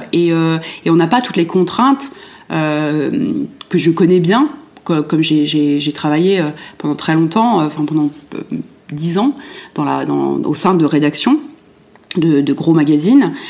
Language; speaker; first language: French; early bilingual, other home language; German